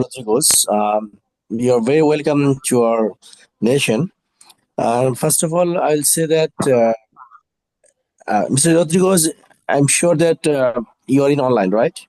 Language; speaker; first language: English; non-native, fluent; Bangla